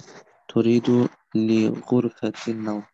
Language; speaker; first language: Arabic; non-native, learner; German